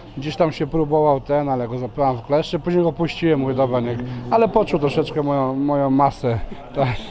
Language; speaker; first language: Polish; non-native, fluent; Serbian